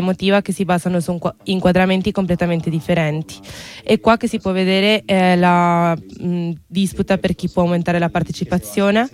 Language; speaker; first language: Italian; non-native, fluent; Spanish